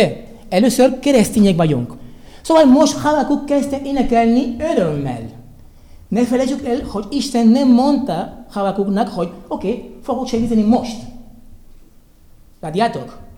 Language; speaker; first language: Hungarian; non-native, learner; Spanish